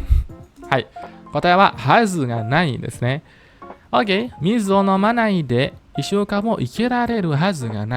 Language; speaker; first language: Japanese; non-native, fluent; Indonesian